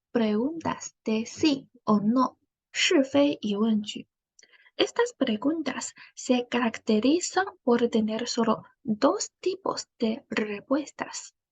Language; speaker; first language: Spanish; non-native, fluent; Chinese